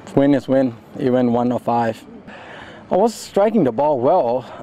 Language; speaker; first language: English; non-native, learner; Thai